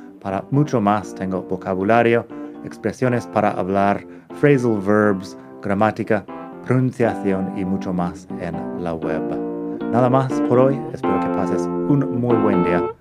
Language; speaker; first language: Spanish; non-native, fluent; English